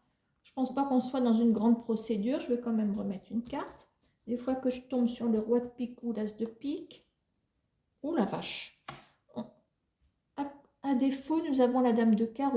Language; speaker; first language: French; native; French